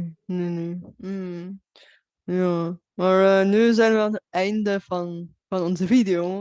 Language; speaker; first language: Dutch; non-native, fluent; Bulgarian